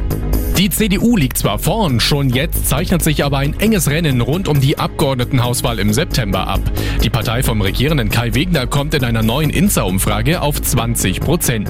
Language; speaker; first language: German; native; German